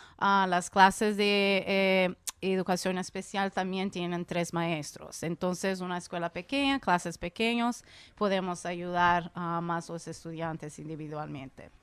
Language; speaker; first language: Spanish; early bilingual, heritage; Spanish